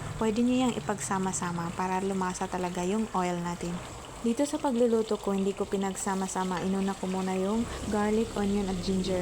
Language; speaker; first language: Filipino; non-native, local second language; Cebuano